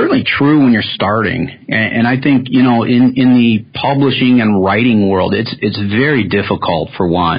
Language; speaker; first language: English; native; English